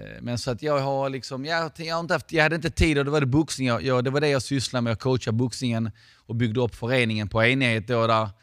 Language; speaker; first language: Swedish; non-native, fluent; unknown